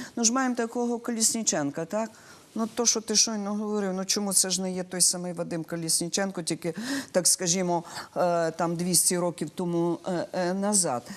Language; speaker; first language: Ukrainian; native; Ukrainian